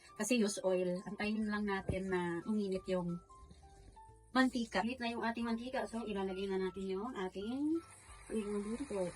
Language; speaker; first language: Filipino; non-native, local second language; Cebuano